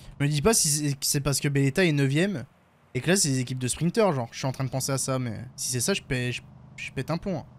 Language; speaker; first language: French; native; French